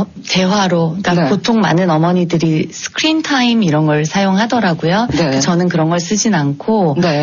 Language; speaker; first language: Korean; native; Korean